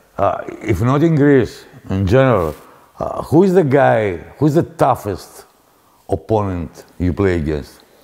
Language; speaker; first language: English; non-native, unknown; Greek